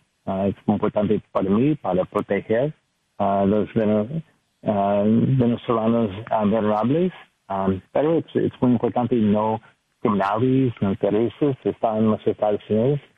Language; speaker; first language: Spanish; non-native, learner; English